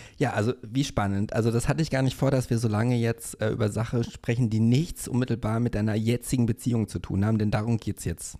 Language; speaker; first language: German; native; German